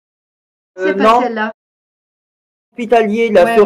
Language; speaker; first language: French; native; French